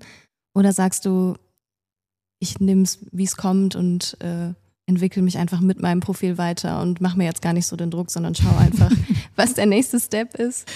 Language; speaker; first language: German; native; German